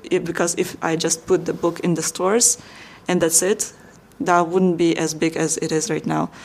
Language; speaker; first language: English; non-native, fluent; Russian